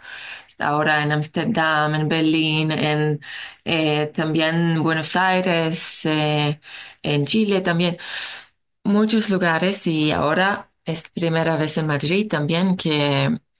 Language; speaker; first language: Spanish; non-native, learner; Hebrew